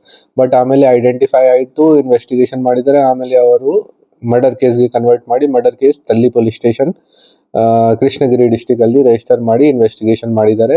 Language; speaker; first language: Kannada; non-native, local second language; Hindi